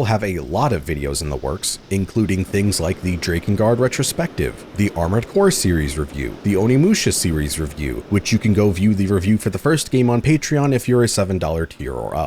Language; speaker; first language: English; native; English